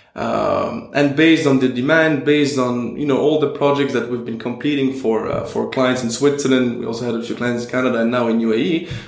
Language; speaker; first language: English; non-native, fluent; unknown